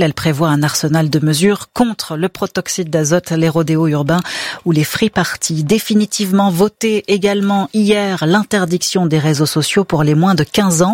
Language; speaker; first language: French; native; French